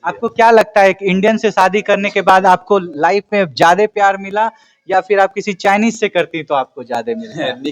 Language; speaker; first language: Hindi; native; Hindi